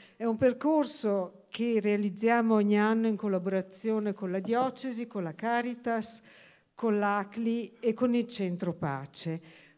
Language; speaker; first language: Italian; native; Italian